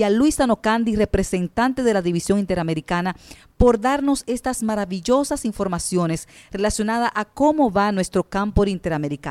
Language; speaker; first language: Spanish; native; Spanish